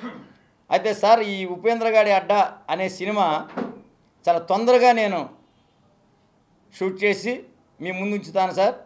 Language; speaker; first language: Telugu; native; Telugu